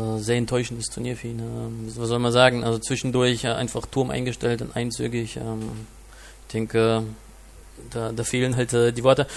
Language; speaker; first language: German; non-native, fluent; Russian